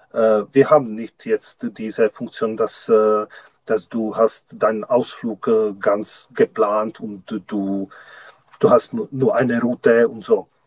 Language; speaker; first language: German; non-native, learner; Czech